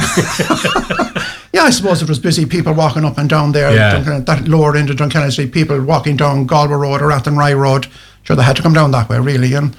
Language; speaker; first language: English; native; English